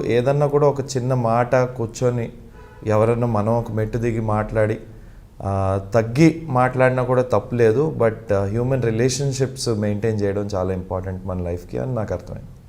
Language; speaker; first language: Telugu; non-native, local second language; Malayalam